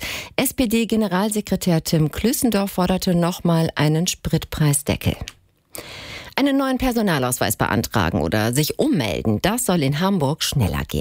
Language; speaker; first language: German; native; German